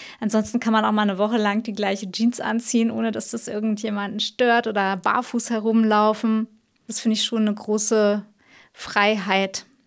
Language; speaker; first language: German; native; German